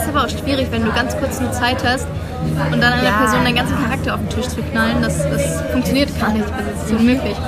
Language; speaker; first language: German; native; German